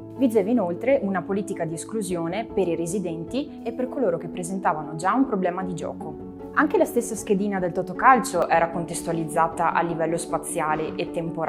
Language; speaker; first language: Italian; native; Italian